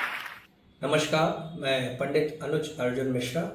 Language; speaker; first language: Hindi; native; Hindi